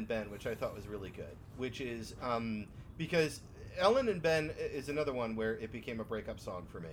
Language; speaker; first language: English; native; English